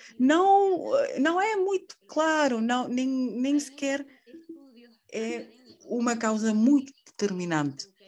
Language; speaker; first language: Portuguese; non-native, fluent; Spanish